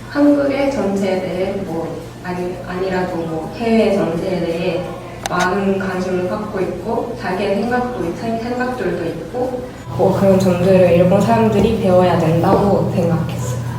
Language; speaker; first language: Korean; non-native, fluent; Japanese